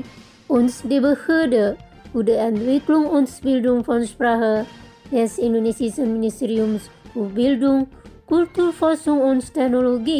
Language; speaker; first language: German; non-native, fluent; Indonesian